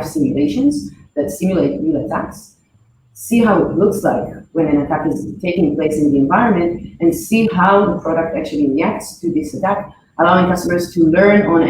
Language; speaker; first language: English; non-native, fluent; Hebrew